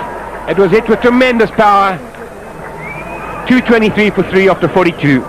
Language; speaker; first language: English; native; English